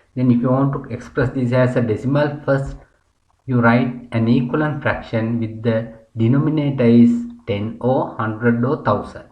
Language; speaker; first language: English; non-native, local second language; Sinhala